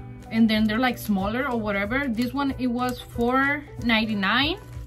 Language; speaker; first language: English; early bilingual, other home language; Spanish